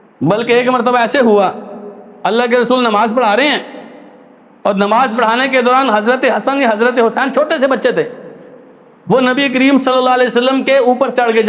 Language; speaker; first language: Urdu; non-native, local second language; Punjabi